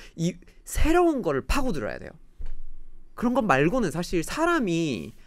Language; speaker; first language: Korean; non-native, fluent; English